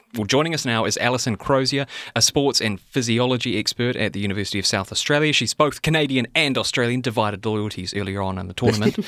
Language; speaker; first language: English; native; English